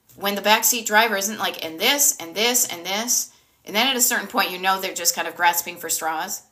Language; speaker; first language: English; native; English